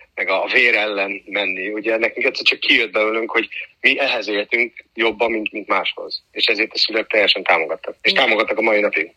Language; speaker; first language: Hungarian; early bilingual, heritage; Hungarian